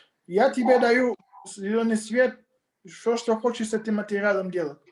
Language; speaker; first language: Russian; non-native, fluent; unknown